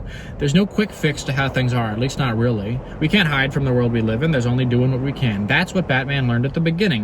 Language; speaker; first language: English; native; English